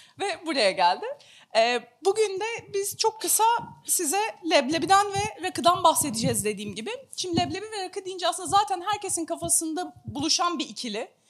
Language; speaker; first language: Turkish; native; Turkish